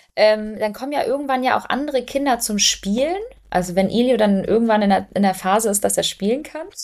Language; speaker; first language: German; early bilingual, other home language; Albanian